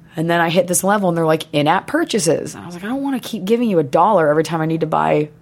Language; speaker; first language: English; native; English